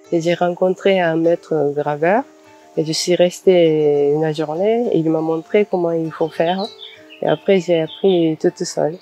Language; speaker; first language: French; non-native, fluent; Japanese